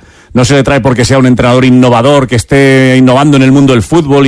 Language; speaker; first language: Spanish; native; Spanish